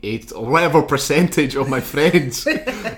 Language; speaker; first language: English; early bilingual, other home language; Slovak